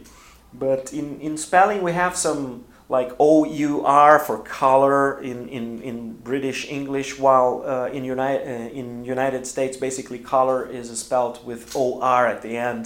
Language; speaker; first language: English; non-native, fluent; Portuguese